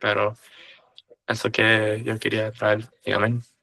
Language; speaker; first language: Spanish; early bilingual, heritage; Spanish